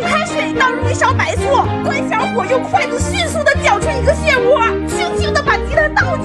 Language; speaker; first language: Chinese; native; Chinese